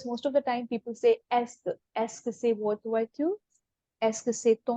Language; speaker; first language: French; non-native, fluent; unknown